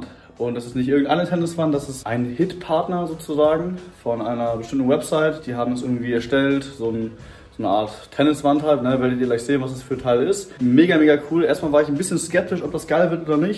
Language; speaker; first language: German; native; German